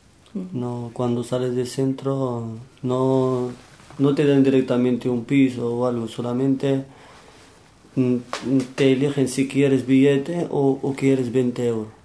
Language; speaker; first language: Spanish; non-native, fluent; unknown